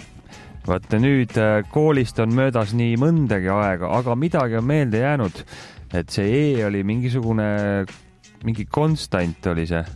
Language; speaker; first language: Estonian; native; Estonian